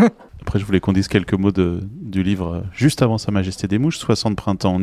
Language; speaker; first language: French; native; French